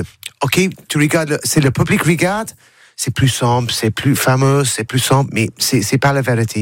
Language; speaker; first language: French; non-native, learner; English